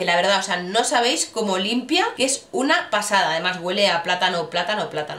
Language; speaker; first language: Spanish; native; Spanish